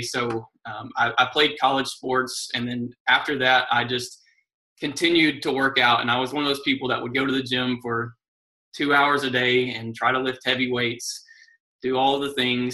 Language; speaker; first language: English; native; English